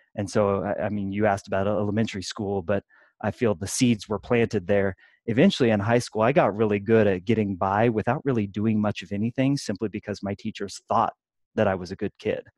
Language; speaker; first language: English; native; English